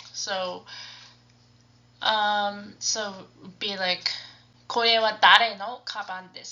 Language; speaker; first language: Japanese; non-native, fluent; English